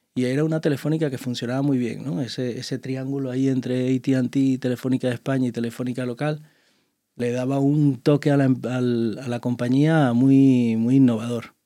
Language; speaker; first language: Spanish; native; Spanish